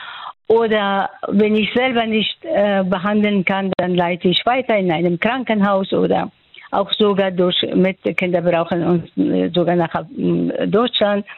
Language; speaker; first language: German; non-native, fluent; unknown